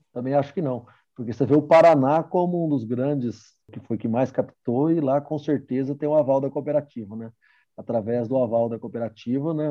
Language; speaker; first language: Portuguese; native; Portuguese